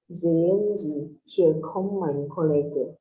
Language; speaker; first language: German; non-native, learner; Indonesian